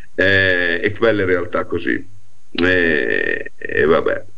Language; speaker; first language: Italian; non-native, local second language; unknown